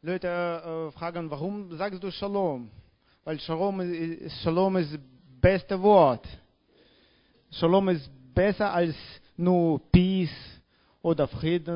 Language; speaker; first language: German; non-native, learner; Russian